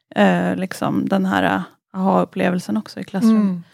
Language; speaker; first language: Swedish; native; Swedish